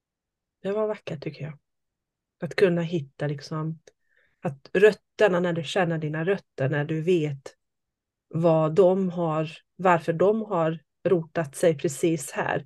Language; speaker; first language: Swedish; non-native, fluent; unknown